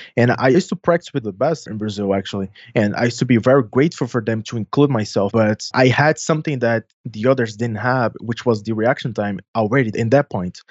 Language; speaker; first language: English; non-native, fluent; Portuguese